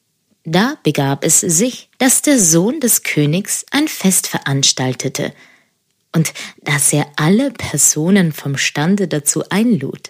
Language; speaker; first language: German; native; German